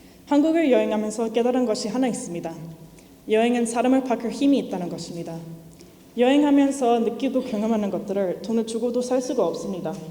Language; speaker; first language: Korean; non-native, fluent; English